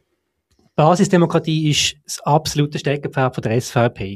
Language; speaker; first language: German; native; German